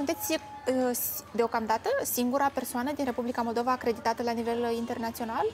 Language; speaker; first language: Romanian; native; Romanian